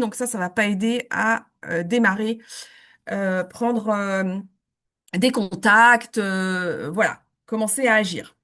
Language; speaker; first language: French; native; French